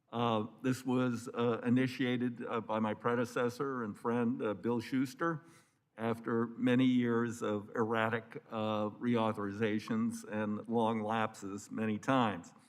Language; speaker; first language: English; native; English